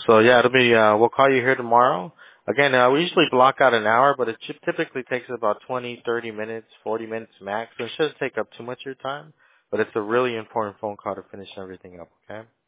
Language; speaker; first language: English; early bilingual, other home language; Spanish